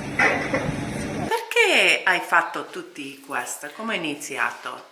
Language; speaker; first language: Italian; non-native, learner; English